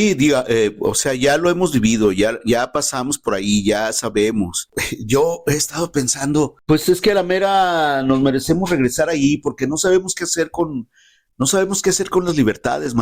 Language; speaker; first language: Spanish; native; Spanish